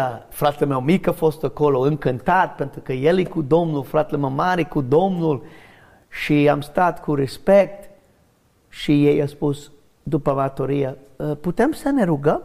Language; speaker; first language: Romanian; non-native, learner; English